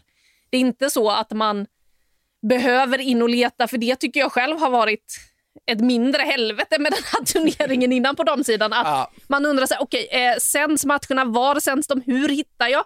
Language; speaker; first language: Swedish; native; Swedish